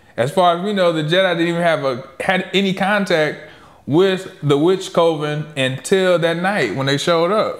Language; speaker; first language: English; native; English